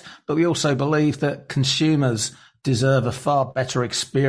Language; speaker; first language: English; native; English